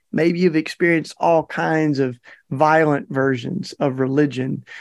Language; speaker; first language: English; native; English